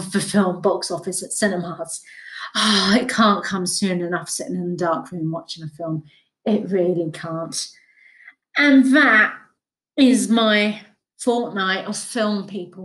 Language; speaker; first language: English; native; English